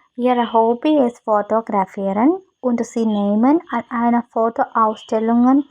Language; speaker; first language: German; non-native, learner; Malayalam